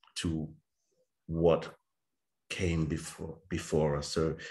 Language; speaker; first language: English; native; English